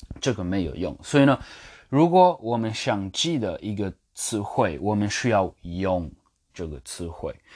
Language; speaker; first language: Chinese; non-native, learner; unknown